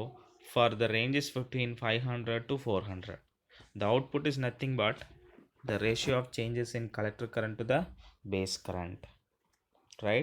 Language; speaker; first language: English; non-native, local second language; Tamil